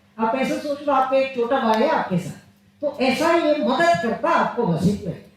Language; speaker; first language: Hindi; non-native, local second language; Telugu